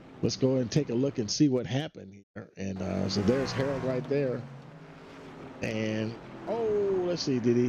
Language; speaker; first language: English; native; English